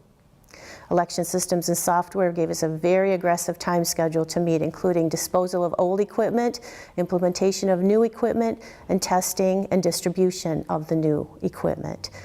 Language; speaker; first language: English; native; English